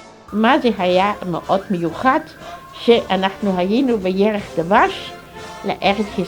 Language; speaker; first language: Hebrew; non-native, fluent; German